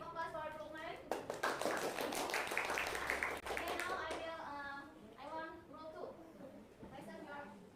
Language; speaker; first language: English; non-native, learner; Indonesian